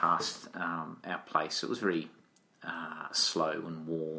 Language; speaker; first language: English; native; English